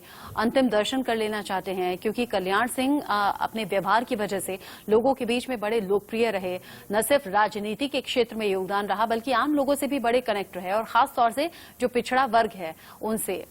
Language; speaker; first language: Hindi; native; Hindi